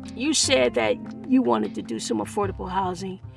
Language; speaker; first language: English; early bilingual, other home language; Yoruba